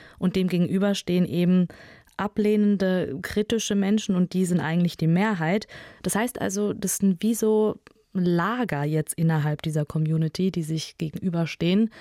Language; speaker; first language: German; early bilingual, other home language; Russian